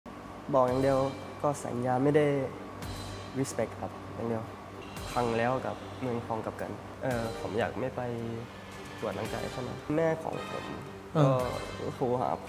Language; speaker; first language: Thai; early bilingual, heritage; Thai